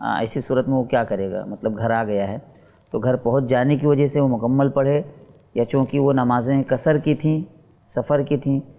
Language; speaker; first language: Urdu; native; Urdu